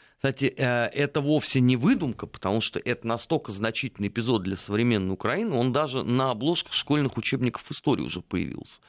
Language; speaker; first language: Russian; native; Russian